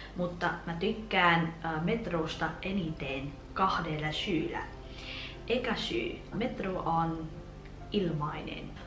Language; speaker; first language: Finnish; non-native, fluent; Vietnamese